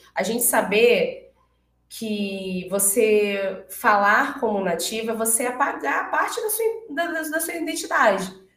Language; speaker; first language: Portuguese; native; Portuguese